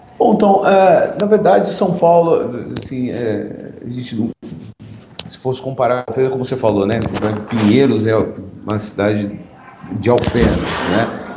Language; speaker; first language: Portuguese; native; Portuguese